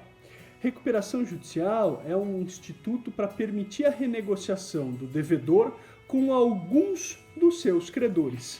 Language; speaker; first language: Portuguese; native; Portuguese